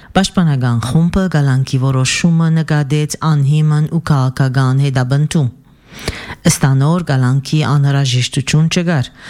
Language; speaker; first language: Armenian; early bilingual, heritage; Armenian